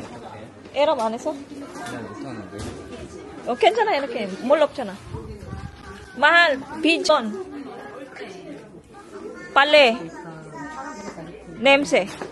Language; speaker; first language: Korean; non-native, learner; Filipino